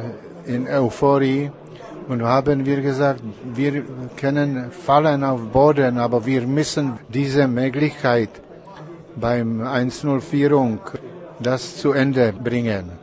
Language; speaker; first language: German; non-native, learner; Czech